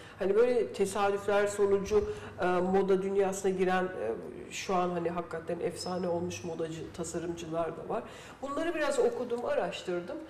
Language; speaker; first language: Turkish; early bilingual, heritage; Turkish